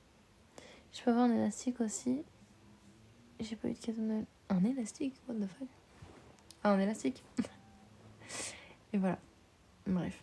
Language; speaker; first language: French; native; French